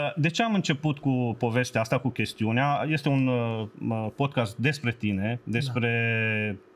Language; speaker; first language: Romanian; non-native, local second language; Serbian